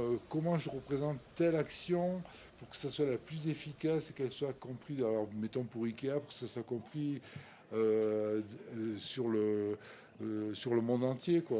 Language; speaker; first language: French; native; French